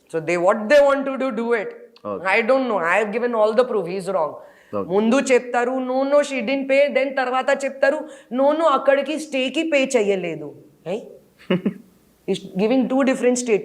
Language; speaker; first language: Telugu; non-native, learner; Hindi